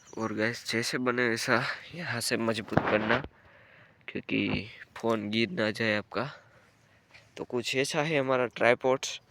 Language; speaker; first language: Hindi; non-native, local second language; Gujarati